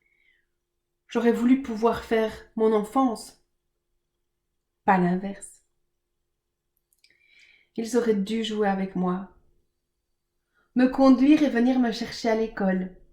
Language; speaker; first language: French; native; French